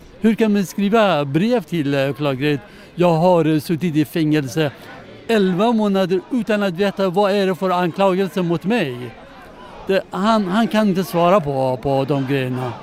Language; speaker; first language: Swedish; non-native, fluent; Persian